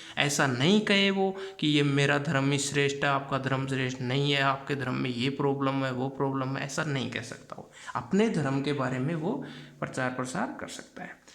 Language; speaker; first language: Hindi; native; Hindi